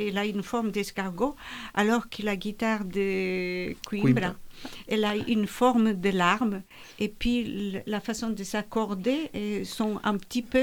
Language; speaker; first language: French; non-native, fluent; Portuguese